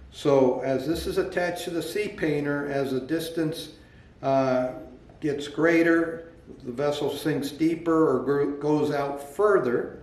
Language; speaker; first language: English; native; English